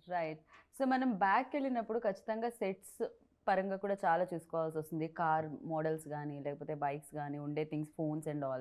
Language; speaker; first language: Telugu; native; Telugu